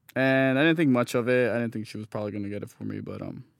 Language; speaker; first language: English; native; English